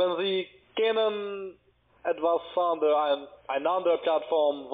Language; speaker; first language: German; non-native, learner; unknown